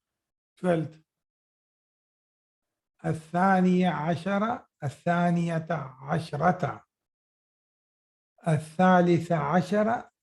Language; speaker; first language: Arabic; non-native, fluent; Urdu